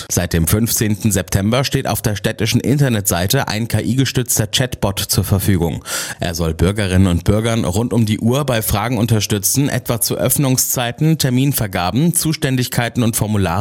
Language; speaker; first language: German; native; German